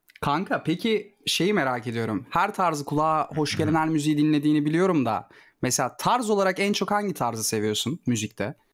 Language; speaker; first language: Turkish; native; Turkish